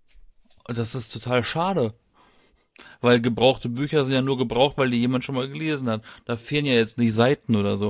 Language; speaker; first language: German; native; German